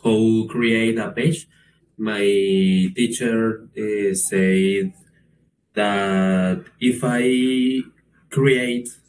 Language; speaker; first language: English; non-native, learner; Spanish